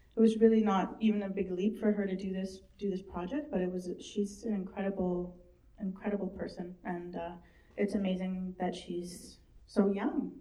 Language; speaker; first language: English; native; English